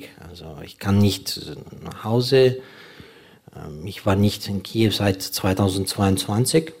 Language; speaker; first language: German; non-native, fluent; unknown